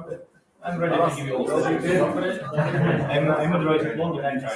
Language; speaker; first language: English; non-native, learner; Russian